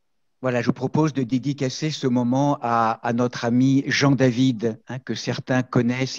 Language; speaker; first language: French; native; French